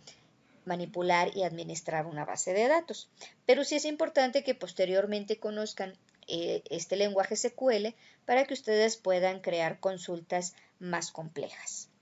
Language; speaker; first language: Spanish; native; Spanish